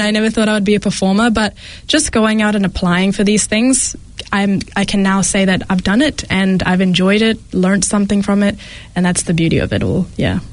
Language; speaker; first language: English; early bilingual, other home language; Malayalam